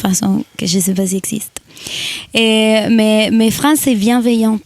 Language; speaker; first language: French; non-native, fluent; Spanish